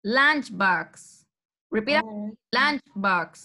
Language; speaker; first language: English; non-native, fluent; Spanish